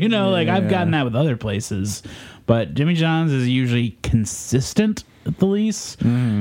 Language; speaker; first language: English; native; English